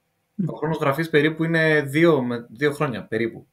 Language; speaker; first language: Greek; native; Greek